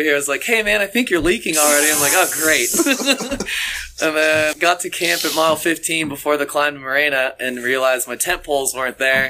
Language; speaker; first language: English; native; English